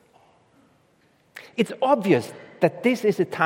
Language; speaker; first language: English; non-native, fluent; Swedish